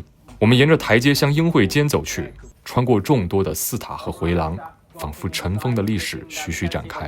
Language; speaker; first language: Chinese; native; Chinese